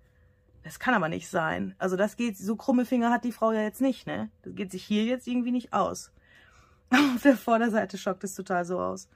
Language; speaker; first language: German; native; German